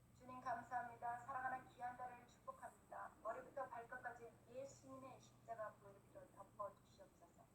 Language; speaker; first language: Korean; native; Korean